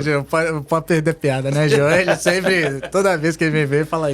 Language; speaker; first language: Portuguese; native; Portuguese